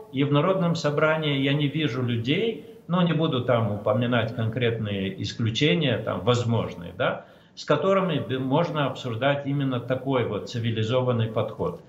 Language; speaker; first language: Russian; non-native, local second language; Romanian